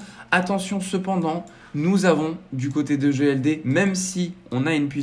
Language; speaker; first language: French; native; French